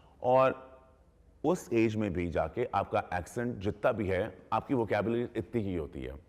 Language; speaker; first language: Urdu; early bilingual, heritage; Urdu